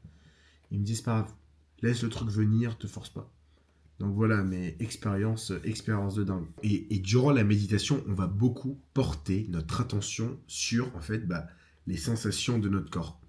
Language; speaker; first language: French; native; French